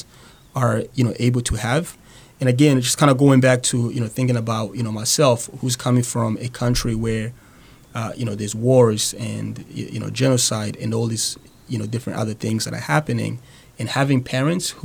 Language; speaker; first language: English; non-native, fluent; Rundi